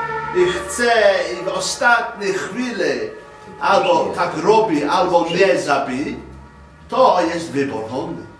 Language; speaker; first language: Polish; non-native, learner; English